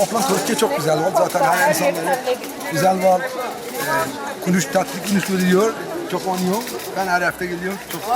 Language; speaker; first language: Turkish; non-native, learner; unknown